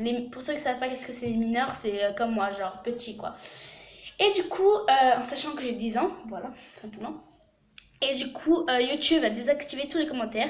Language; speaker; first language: French; native; French